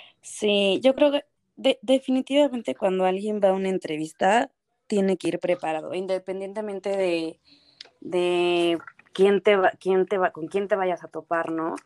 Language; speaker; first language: Spanish; native; Spanish